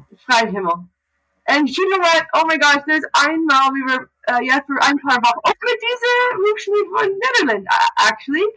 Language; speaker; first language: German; non-native, learner; English